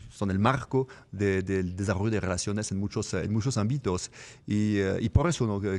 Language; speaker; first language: Spanish; non-native, fluent; French